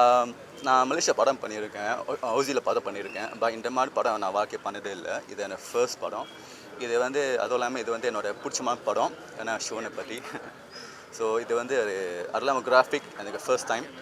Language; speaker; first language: Tamil; early bilingual, heritage; Tamil